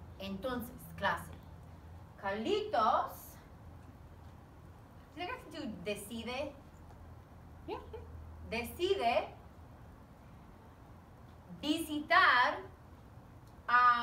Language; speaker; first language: Spanish; non-native, fluent; English